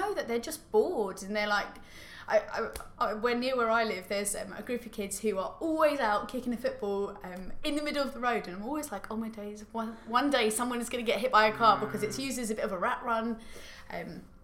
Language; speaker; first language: English; native; English